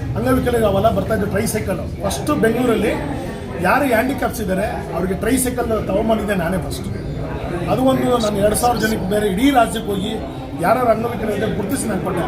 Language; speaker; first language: Kannada; non-native, local second language; Tamil